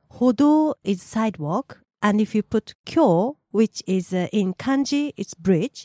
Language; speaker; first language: English; non-native, fluent; Japanese